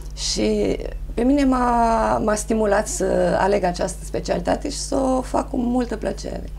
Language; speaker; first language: Romanian; native; Romanian